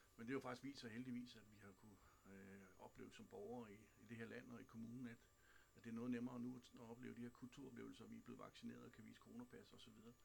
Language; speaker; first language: Danish; native; Danish